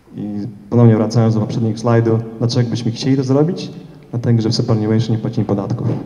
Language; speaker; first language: Polish; early bilingual, heritage; Polish